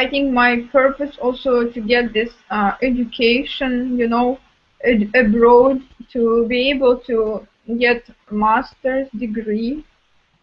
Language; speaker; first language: English; non-native, fluent; Russian